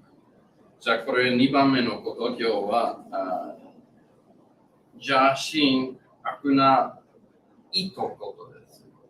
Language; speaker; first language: Japanese; non-native, learner; English